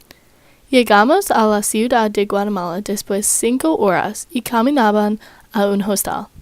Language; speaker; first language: Spanish; non-native, learner; English